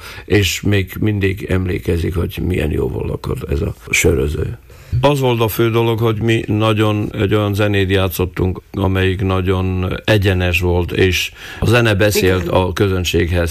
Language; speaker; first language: Hungarian; non-native, local second language; Slovak